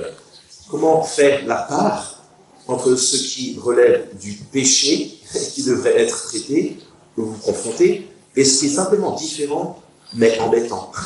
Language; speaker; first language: French; native; French